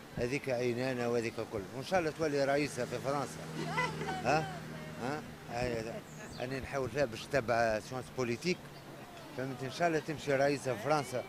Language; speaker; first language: Arabic; native; Arabic